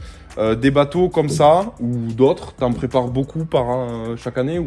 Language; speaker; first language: French; native; French